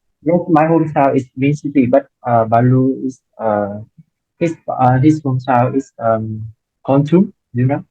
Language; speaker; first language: English; non-native, learner; Vietnamese